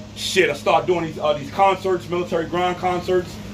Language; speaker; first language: English; native; English